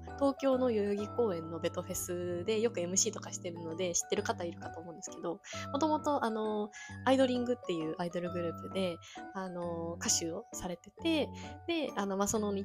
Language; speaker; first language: Japanese; native; Japanese